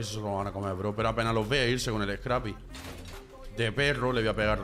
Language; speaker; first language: Spanish; native; Spanish